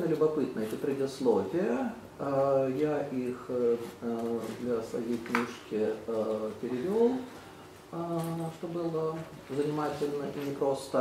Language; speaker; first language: Russian; native; Russian